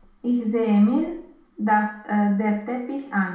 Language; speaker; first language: German; non-native, learner; Romanian